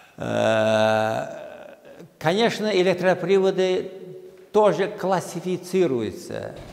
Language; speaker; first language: Russian; non-native, local second language; Uzbek